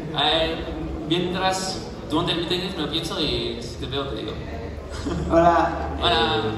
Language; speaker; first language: Spanish; non-native, fluent; French